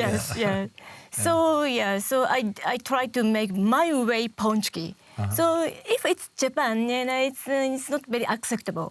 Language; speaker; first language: English; non-native, learner; Japanese